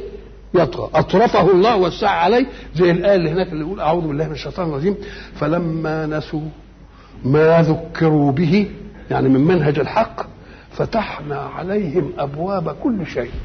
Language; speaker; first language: Arabic; native; Arabic